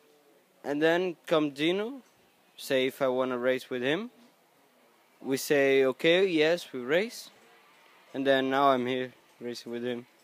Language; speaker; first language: English; non-native, learner; Portuguese